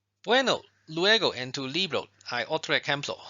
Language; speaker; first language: Spanish; non-native, fluent; Chinese